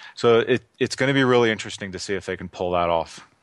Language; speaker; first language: English; native; English